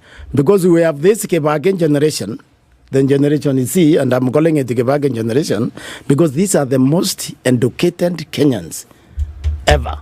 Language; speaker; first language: English; non-native, local second language; Meru